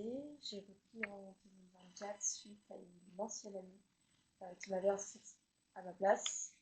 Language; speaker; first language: French; native; French